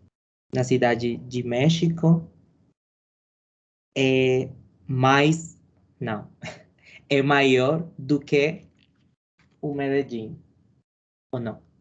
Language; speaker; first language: Portuguese; non-native, learner; Spanish